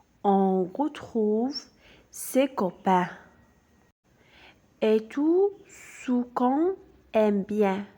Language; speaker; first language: French; non-native, local second language; Arabic